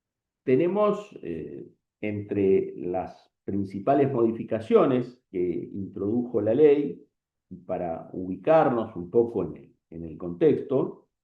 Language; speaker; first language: Spanish; native; Spanish